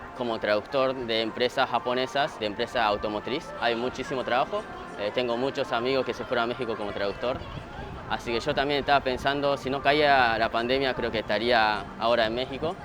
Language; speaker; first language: Spanish; early bilingual, other home language; Japanese